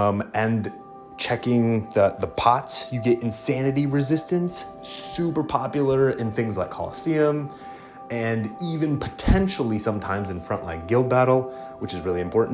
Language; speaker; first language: English; native; English